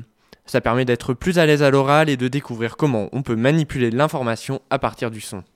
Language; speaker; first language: French; native; French